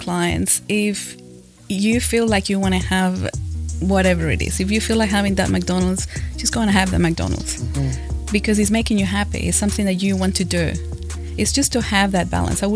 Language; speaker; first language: English; non-native, fluent; Spanish